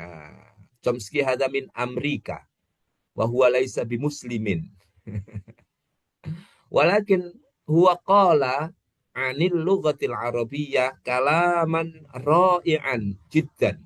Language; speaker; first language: Arabic; non-native, fluent; Indonesian